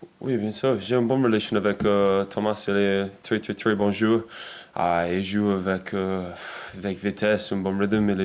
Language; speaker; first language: French; non-native, learner; English